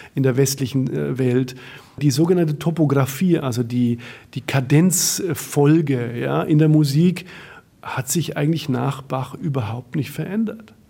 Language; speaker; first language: German; native; German